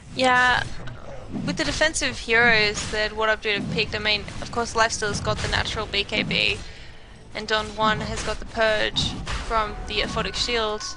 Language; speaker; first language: English; native; English